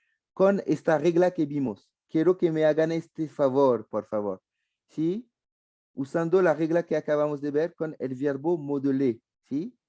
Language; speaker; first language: Spanish; non-native, fluent; French